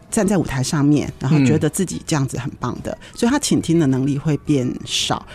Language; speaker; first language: Chinese; native; Chinese